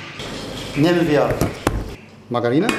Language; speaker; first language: German; non-native, fluent; Arabic